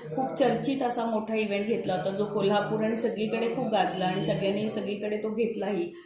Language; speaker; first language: Marathi; non-native, local second language; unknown